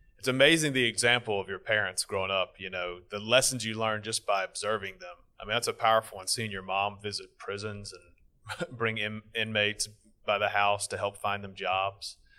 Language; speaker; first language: English; native; English